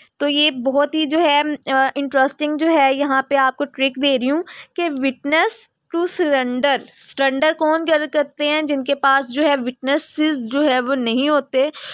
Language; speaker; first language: Urdu; native; Urdu